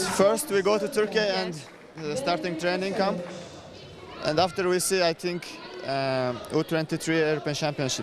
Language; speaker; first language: English; non-native, learner; Turkish